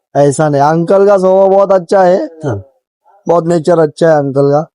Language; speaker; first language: Hindi; non-native, local second language; Marathi